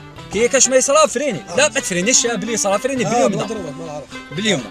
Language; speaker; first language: Arabic; native; Arabic